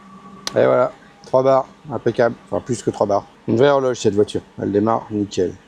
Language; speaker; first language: French; native; French